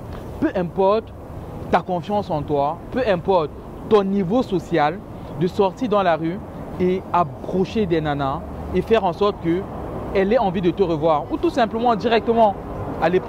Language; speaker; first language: French; native; French